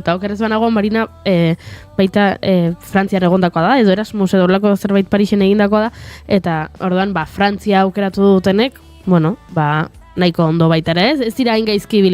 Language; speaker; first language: Basque; native; Basque